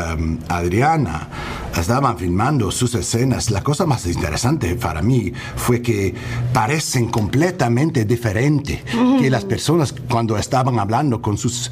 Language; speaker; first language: Spanish; non-native, learner; English